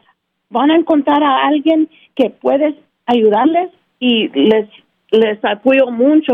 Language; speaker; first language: Spanish; early bilingual, heritage; Spanish